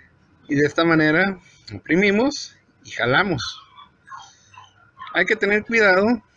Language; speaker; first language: Spanish; native; Spanish